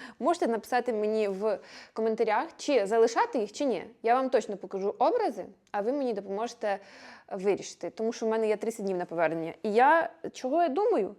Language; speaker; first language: Ukrainian; non-native, local second language; Russian